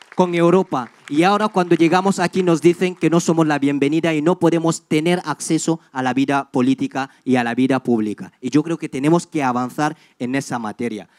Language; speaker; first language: Spanish; non-native, fluent; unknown